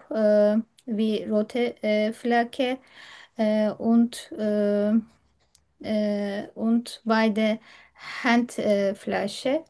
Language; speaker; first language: German; non-native, learner; Turkish